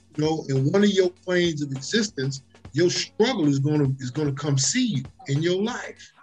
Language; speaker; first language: English; native; English